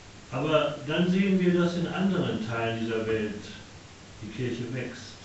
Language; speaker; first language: German; native; German